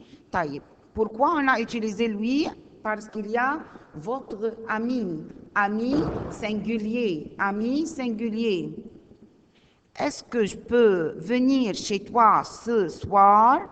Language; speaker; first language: French; non-native, learner; Arabic